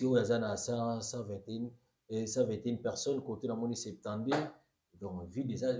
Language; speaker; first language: French; non-native, local second language; Lingala